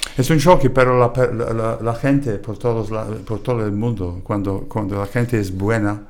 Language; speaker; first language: Spanish; non-native, fluent; English